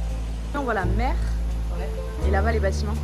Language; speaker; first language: French; native; French